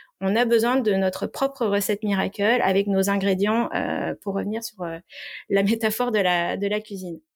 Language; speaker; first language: French; native; French